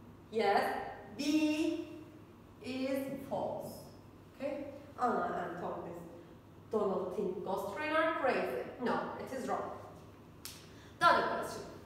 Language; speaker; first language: English; non-native, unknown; Turkish